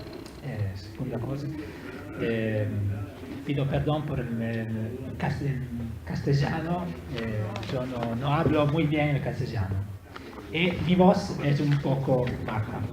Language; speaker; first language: Spanish; non-native, fluent; Italian